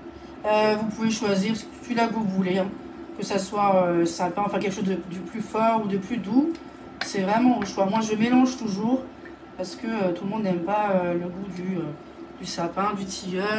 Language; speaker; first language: French; native; French